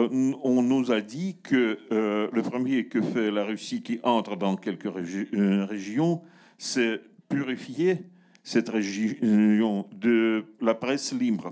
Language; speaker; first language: French; non-native, learner; Russian